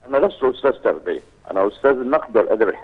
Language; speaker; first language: Arabic; native; Arabic